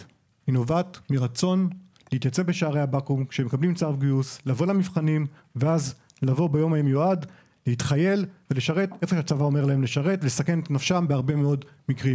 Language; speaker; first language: Hebrew; native; Hebrew